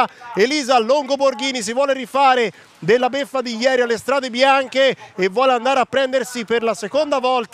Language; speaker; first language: Italian; native; Italian